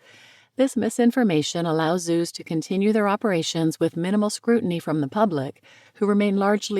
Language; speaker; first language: English; native; English